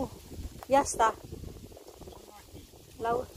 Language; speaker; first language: Spanish; non-native, learner; Indonesian